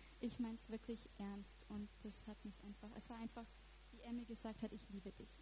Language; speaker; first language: German; native; German